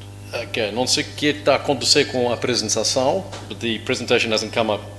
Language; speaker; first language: Portuguese; non-native, learner; English